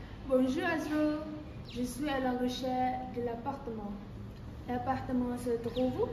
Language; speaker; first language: French; non-native, learner; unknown